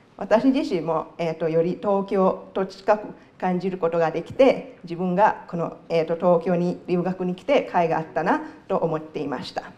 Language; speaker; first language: Japanese; non-native, fluent; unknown